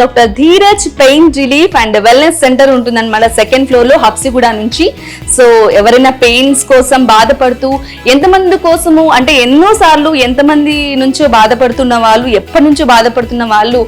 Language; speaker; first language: Telugu; native; Telugu